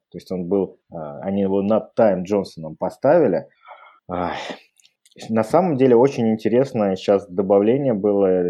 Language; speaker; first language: Russian; native; Russian